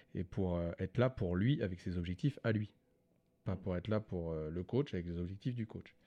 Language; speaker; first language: French; native; French